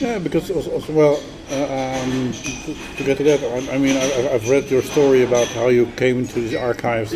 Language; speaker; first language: English; non-native, fluent; Dutch